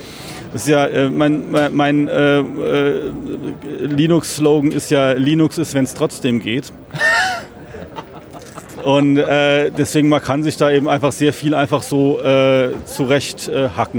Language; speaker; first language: German; native; German